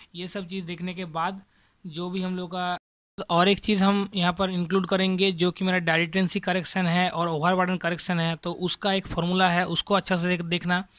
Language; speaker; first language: Hindi; non-native, local second language; Bangla